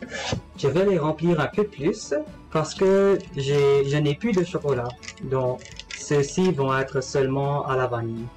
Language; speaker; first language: French; non-native, local second language; English